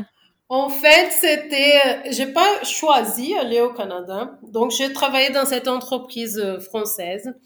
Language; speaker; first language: French; non-native, fluent; Portuguese